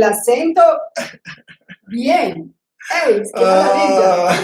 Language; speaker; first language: Spanish; native; Spanish